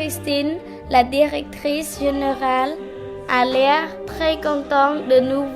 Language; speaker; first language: French; non-native, learner; Khmer